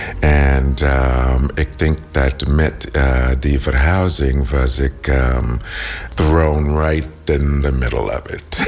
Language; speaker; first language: Dutch; non-native, learner; English